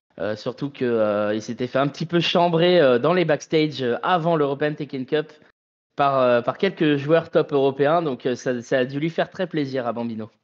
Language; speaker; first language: French; native; French